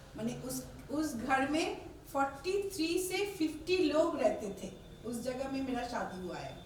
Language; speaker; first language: Hindi; non-native, local second language; Bangla